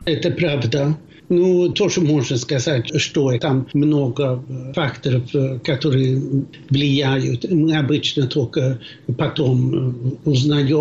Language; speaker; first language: Russian; non-native, fluent; Swedish